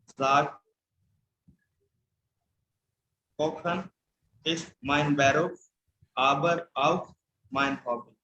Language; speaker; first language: German; non-native, learner; Hindi